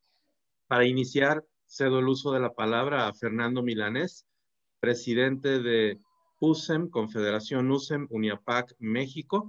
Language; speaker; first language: Spanish; native; Spanish